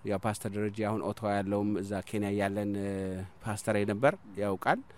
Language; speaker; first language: Amharic; non-native, local second language; Somali